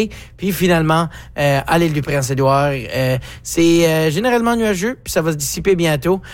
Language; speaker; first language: French; native; French